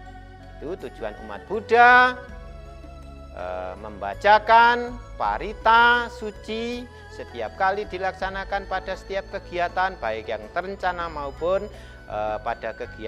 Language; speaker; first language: Indonesian; native; Indonesian